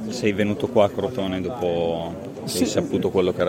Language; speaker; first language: Italian; native; Italian